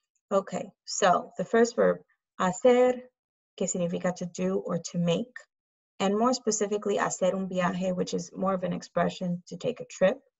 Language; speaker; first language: English; native; English